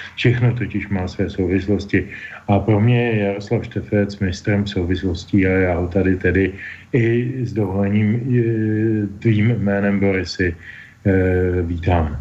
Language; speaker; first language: Czech; native; Czech